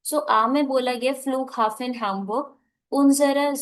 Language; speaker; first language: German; non-native, fluent; Hindi